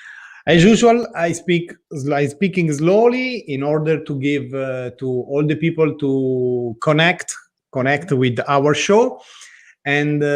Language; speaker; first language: English; non-native, learner; Italian